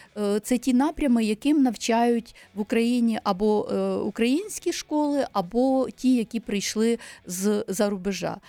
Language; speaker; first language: Ukrainian; native; Ukrainian